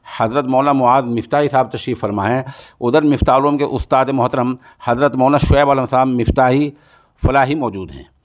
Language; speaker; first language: Urdu; native; Urdu